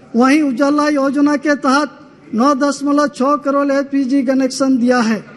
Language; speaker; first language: Hindi; native; Hindi